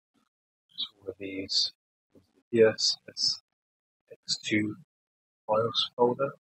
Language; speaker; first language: English; native; English